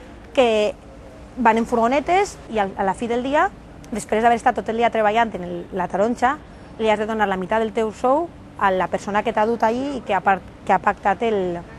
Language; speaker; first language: Spanish; non-native, local second language; Catalan